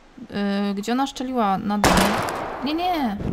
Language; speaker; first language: Polish; native; Polish